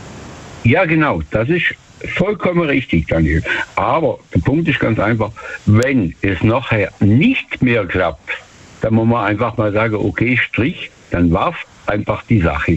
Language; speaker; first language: German; native; German